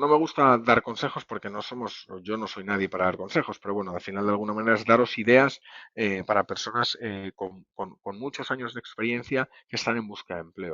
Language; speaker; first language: Spanish; native; Spanish